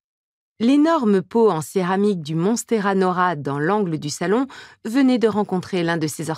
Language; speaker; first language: French; native; French